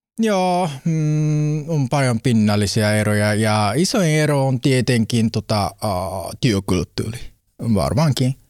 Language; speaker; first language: Finnish; non-native, learner; Japanese